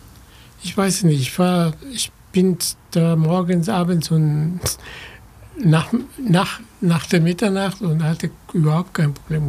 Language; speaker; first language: German; non-native, fluent; Spanish